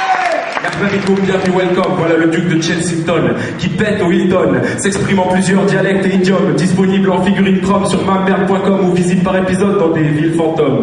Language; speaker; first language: French; native; French